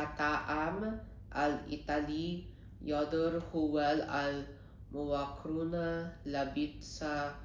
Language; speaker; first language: Arabic; non-native, learner; Filipino